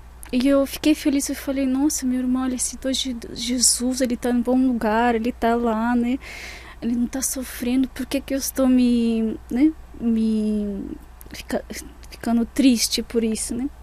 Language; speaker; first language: Portuguese; non-native, fluent; Russian